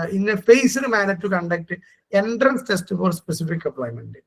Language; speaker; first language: English; non-native, local second language; Malayalam